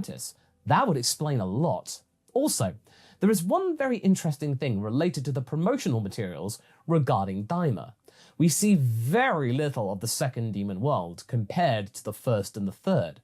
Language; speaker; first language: English; native; English